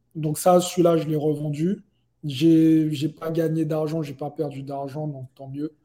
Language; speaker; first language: French; native; French